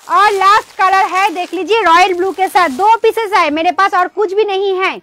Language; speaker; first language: Hindi; non-native, local second language; Bangla